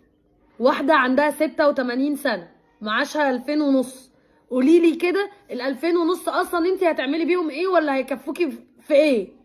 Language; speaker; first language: Arabic; native; Arabic